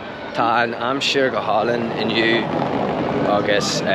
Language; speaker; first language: Irish; non-native, local second language; English